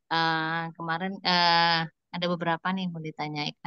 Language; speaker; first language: Malay; native; Malay